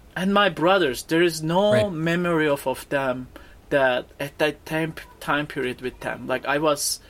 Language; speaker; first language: English; non-native, fluent; Turkish